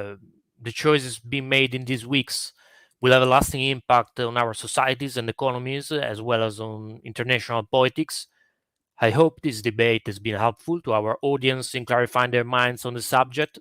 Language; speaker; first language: English; non-native, fluent; Italian